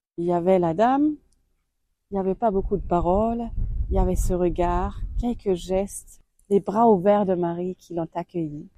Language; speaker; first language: French; non-native, fluent; German